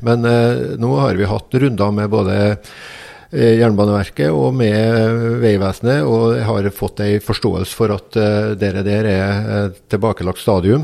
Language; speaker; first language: Norwegian; native; Norwegian